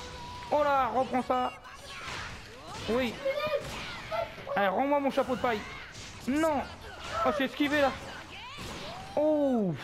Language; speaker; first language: French; native; French